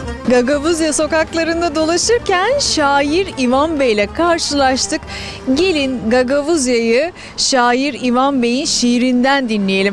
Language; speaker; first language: Turkish; native; Turkish